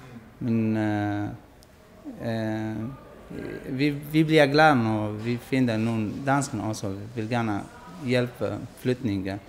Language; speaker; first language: Danish; non-native, learner; Arabic